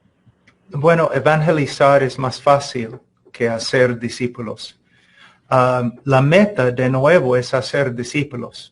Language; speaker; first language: Spanish; non-native, fluent; English